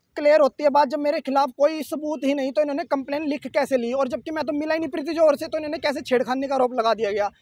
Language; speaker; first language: Hindi; native; Hindi